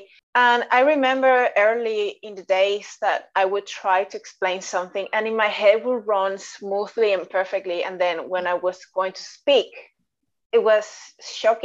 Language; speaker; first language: English; non-native, fluent; Spanish